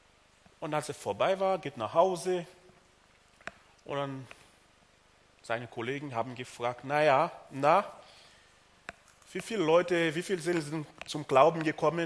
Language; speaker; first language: German; non-native, fluent; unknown